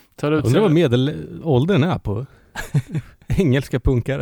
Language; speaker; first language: Swedish; native; Swedish